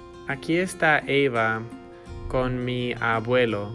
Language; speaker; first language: Spanish; non-native, fluent; English